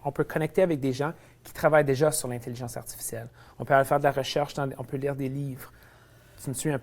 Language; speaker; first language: French; native; French